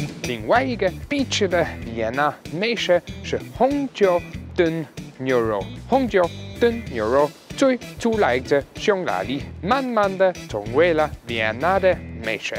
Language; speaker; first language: Chinese; non-native, fluent; German